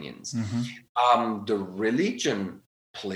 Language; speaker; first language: English; non-native, fluent; Armenian